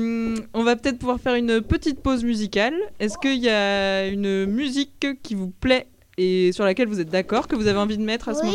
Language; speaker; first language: French; native; French